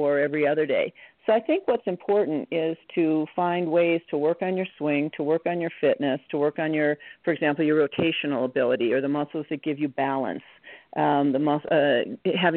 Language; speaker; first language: English; native; English